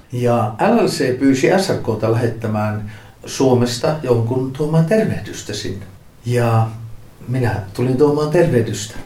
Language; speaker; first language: Finnish; native; Finnish